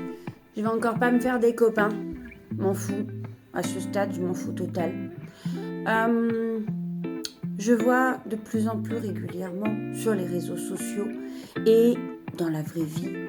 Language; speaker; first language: French; native; French